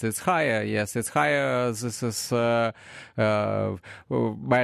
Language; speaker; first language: English; non-native, learner; Ukrainian